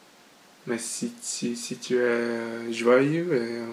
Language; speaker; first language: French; non-native, learner; English